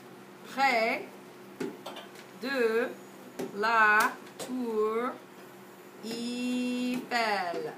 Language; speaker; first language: French; non-native, fluent; English